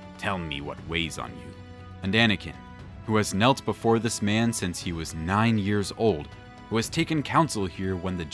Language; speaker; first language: English; native; English